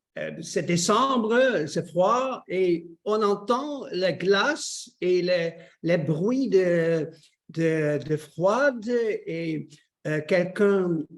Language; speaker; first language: French; non-native, learner; Dutch